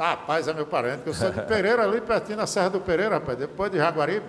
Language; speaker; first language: Portuguese; native; Portuguese